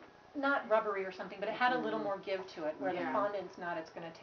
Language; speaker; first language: English; native; English